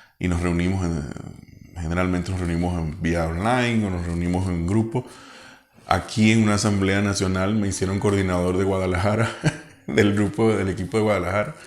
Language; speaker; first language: Spanish; native; Spanish